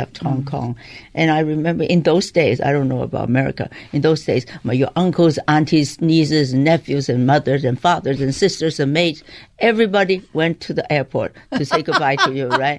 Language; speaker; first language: English; non-native, local second language; Cantonese